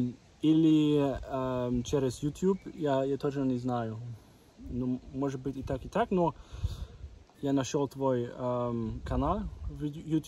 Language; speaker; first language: Russian; non-native, learner; German